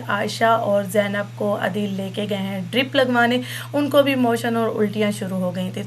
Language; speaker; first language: Urdu; native; Urdu